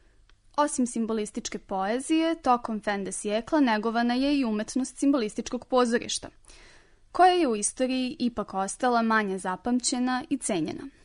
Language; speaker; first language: Serbian; native; Serbian